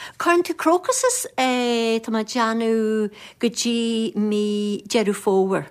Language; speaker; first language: Irish; native; Irish